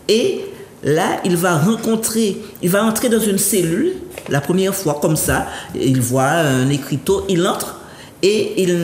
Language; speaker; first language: French; native; French